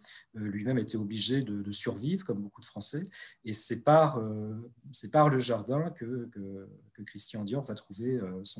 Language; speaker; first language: French; native; French